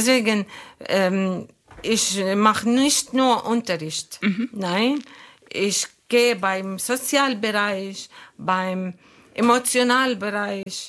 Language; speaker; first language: German; non-native, fluent; Arabic